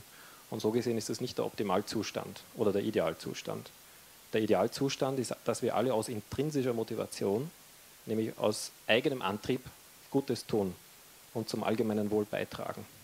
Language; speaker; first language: German; native; German